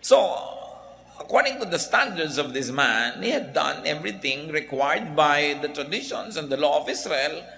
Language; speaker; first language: English; non-native, local second language; Filipino